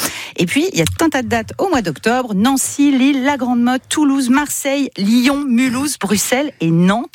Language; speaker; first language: French; native; French